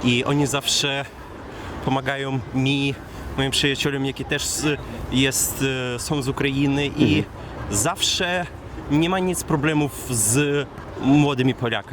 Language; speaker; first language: Polish; non-native, learner; Ukrainian